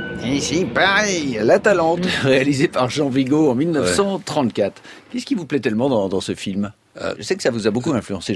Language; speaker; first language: French; native; French